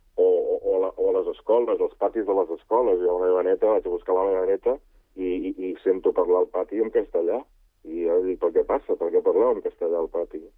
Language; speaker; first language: Catalan; native; Catalan